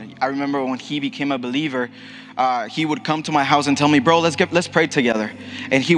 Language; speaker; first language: English; non-native, fluent; Spanish